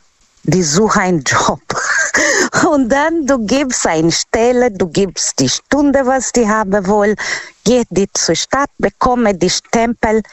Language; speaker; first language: German; non-native, learner; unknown